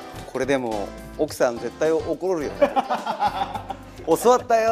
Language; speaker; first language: Japanese; native; Japanese